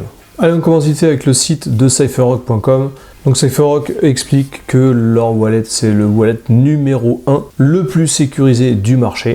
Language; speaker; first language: French; native; French